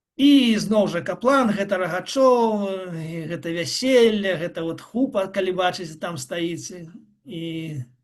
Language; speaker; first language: Belarusian; non-native, local second language; Russian